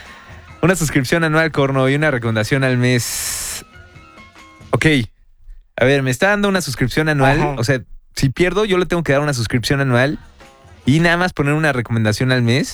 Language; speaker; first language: Spanish; native; Spanish